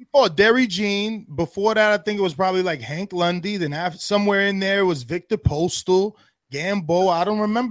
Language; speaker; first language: English; native; English